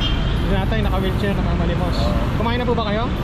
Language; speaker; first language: Filipino; native; Filipino